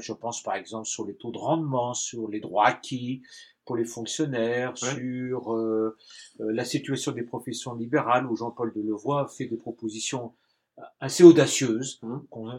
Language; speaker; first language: French; native; French